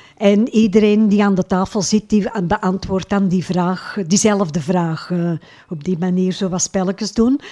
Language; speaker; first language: Dutch; native; Dutch